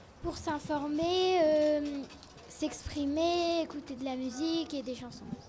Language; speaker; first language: French; native; French